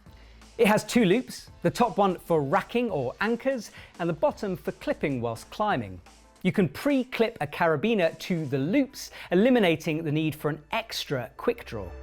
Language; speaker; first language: English; native; English